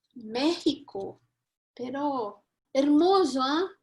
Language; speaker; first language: Spanish; non-native, fluent; Portuguese